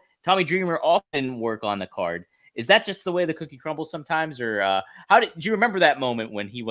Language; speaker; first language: English; native; English